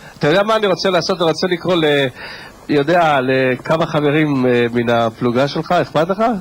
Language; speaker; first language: Hebrew; native; Hebrew